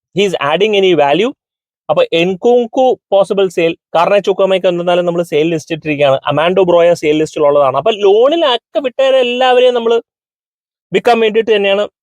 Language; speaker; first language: Malayalam; native; Malayalam